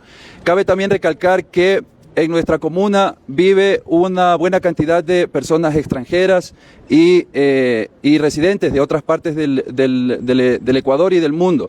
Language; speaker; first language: Spanish; native; Spanish